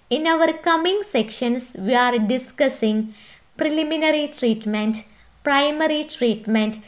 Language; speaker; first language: English; non-native, local second language; Malayalam